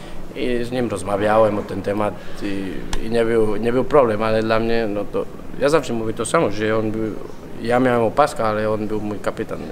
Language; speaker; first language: Polish; non-native, learner; Spanish